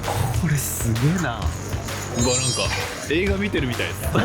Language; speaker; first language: Japanese; native; Japanese